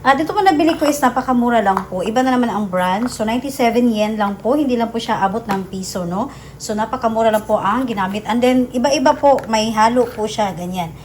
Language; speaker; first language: Filipino; non-native, local second language; Hiligaynon